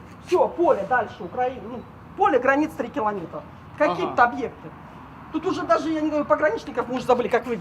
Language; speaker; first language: Russian; native; Russian